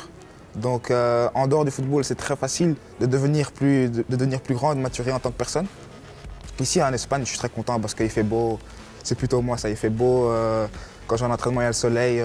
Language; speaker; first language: French; early bilingual, other home language; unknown